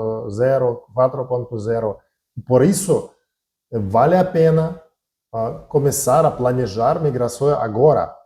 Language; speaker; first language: Portuguese; non-native, learner; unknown